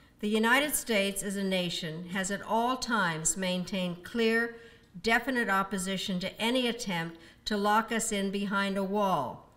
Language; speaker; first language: English; early bilingual, other home language; Czech